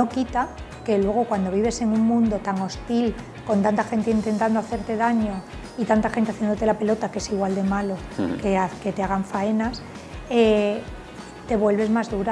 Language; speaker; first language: Spanish; native; Spanish